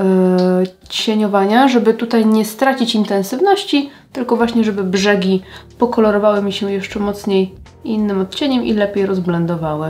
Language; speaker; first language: Polish; native; Polish